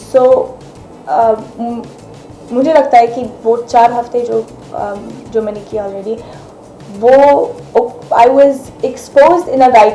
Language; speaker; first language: Hindi; non-native, fluent; Arabic